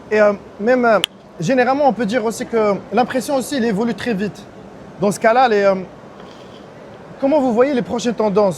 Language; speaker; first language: French; non-native, local second language; Arabic